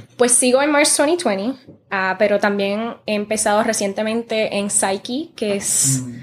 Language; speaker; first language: Spanish; early bilingual, heritage; Spanish